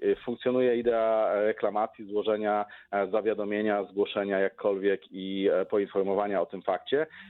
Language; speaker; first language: Polish; native; Polish